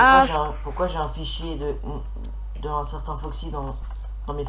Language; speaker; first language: French; native; French